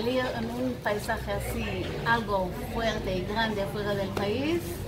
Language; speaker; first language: Spanish; non-native, fluent; Hebrew